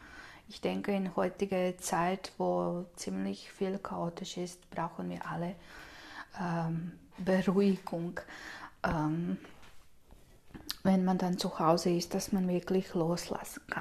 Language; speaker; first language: German; non-native, fluent; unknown